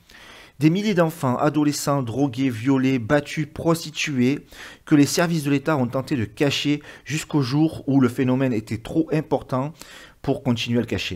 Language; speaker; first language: French; native; French